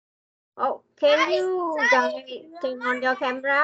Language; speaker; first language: English; non-native, learner; Vietnamese